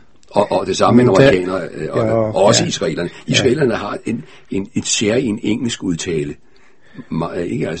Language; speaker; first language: Danish; native; Danish